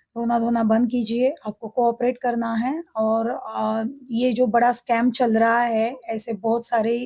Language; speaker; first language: Hindi; non-native, local second language; Marathi